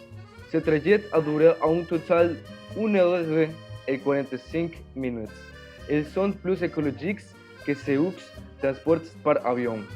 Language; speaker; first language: French; non-native, learner; Spanish